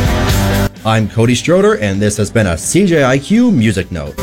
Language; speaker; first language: English; native; English